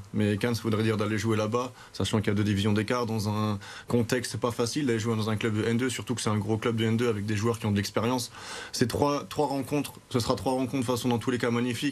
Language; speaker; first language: French; native; French